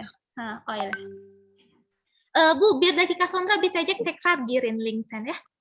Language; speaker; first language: Turkish; non-native, fluent; Indonesian